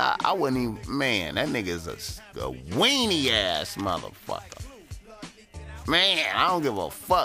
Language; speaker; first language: English; native; English